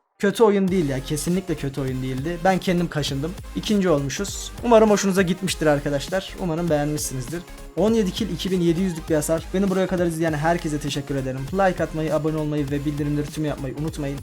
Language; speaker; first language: Turkish; native; Turkish